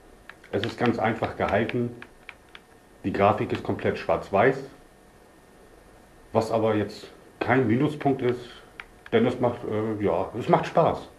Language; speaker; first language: German; native; German